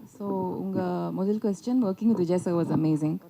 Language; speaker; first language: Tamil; non-native, learner; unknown